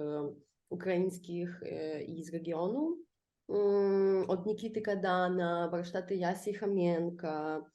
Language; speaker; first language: Polish; non-native, fluent; Ukrainian